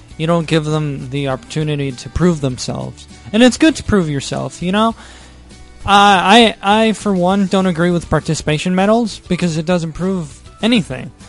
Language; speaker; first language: English; native; English